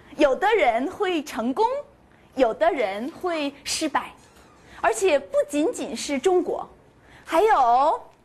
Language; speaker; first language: Chinese; native; Chinese